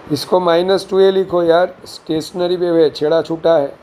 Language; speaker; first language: Hindi; non-native, local second language; Gujarati